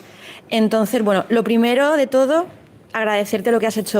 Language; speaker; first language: Spanish; native; Spanish